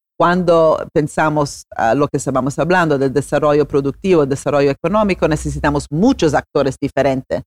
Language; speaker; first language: Spanish; non-native, fluent; Italian